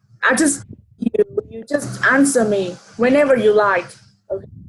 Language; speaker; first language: English; non-native, fluent; Vietnamese